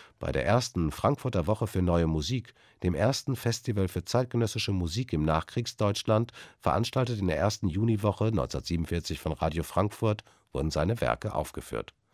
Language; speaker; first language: German; native; German